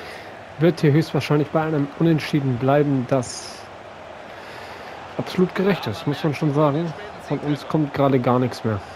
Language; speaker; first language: German; native; German